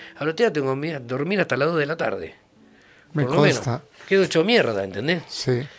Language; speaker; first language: Spanish; native; Spanish